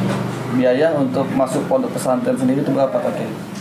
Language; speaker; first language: Malay; native; Malay